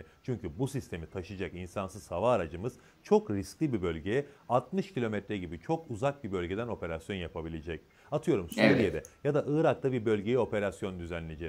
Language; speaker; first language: Turkish; native; Turkish